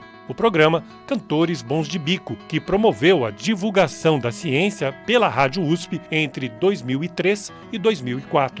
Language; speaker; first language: Portuguese; native; Portuguese